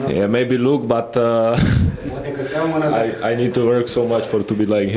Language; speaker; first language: English; non-native, fluent; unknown